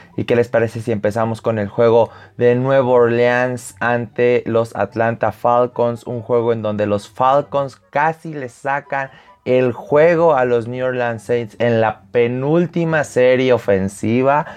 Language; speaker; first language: Spanish; native; Spanish